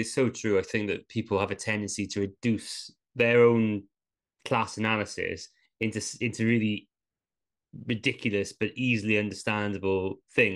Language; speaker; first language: English; native; English